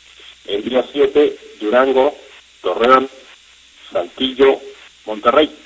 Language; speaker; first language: Spanish; native; Spanish